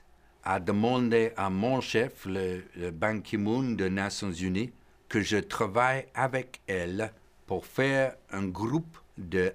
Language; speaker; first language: French; non-native, fluent; English